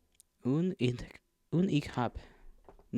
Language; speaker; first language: German; non-native, learner; English